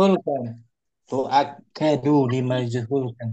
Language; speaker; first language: Arabic; non-native, fluent; Indonesian